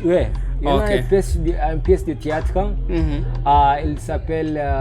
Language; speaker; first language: French; non-native, learner; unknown